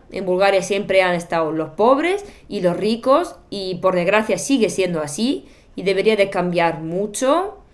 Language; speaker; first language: Spanish; non-native, fluent; Bulgarian